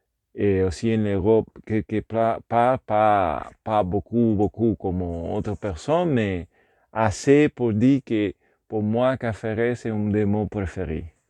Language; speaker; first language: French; non-native, learner; Spanish